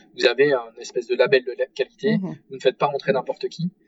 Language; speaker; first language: French; native; French